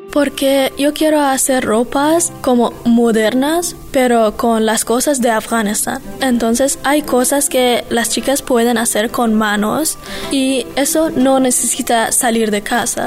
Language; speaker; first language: Spanish; non-native, learner; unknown